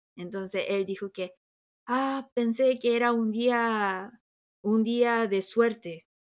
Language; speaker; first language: Spanish; early bilingual, other home language; Korean